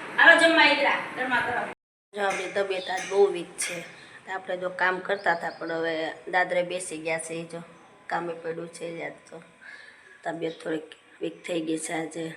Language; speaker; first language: Gujarati; native; Gujarati